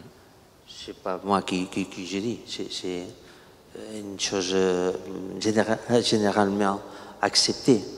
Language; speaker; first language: French; non-native, learner; Catalan